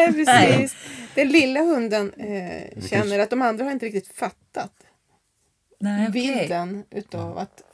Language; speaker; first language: Swedish; native; Swedish